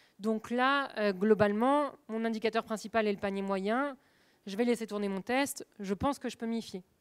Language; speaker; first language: French; native; French